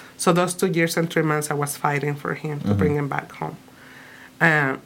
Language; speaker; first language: English; early bilingual, other home language; Spanish